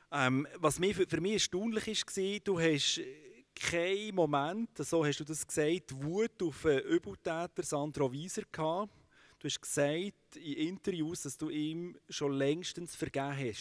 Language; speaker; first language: German; native; German